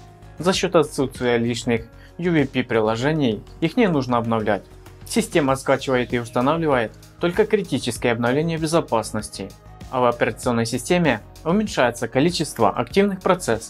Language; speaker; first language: Russian; native; Russian